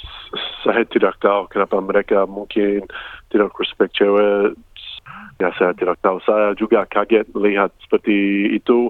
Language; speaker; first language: Indonesian; early bilingual, heritage; English